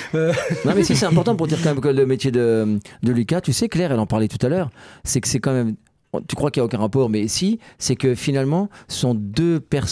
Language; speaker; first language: French; native; French